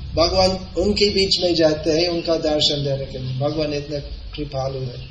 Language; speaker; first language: Hindi; non-native, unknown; English